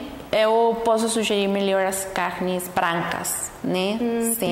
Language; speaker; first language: Portuguese; non-native, learner; Spanish